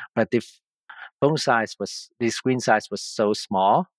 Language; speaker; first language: English; non-native, local second language; Cantonese